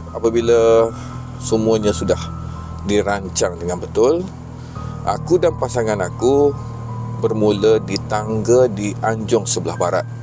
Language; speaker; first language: Malay; native; Malay